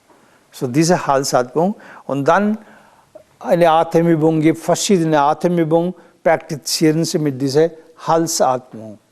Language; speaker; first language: German; non-native, learner; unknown